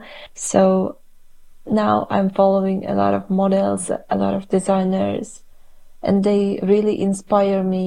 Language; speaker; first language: English; non-native, fluent; Uzbek